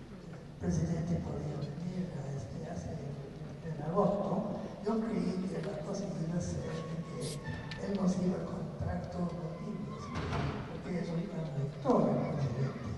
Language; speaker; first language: Spanish; non-native, fluent; English